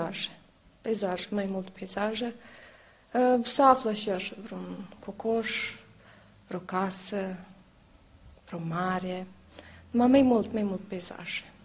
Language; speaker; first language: Romanian; non-native, local second language; Serbian